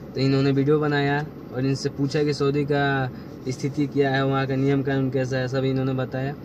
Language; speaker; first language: Hindi; native; Hindi